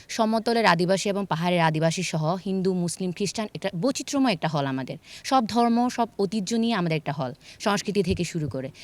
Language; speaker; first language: Bangla; non-native, local second language; Chakma